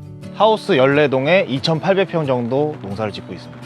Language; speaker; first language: Korean; native; Korean